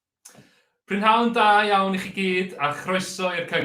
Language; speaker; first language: Welsh; native; Welsh